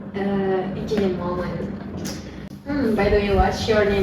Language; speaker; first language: English; non-native, learner; Indonesian